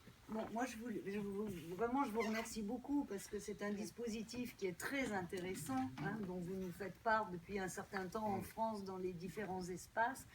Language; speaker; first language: French; native; French